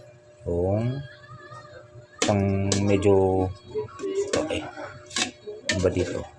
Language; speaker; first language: Filipino; non-native, local second language; Pampanga